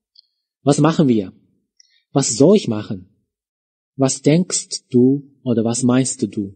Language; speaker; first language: German; non-native, fluent; Chinese